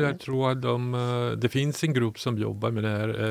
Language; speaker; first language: Swedish; non-native, fluent; Ukrainian